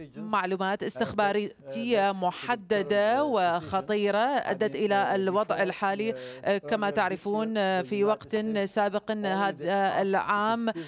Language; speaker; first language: Arabic; non-native, fluent; Turkish